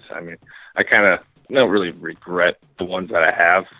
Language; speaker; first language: English; native; English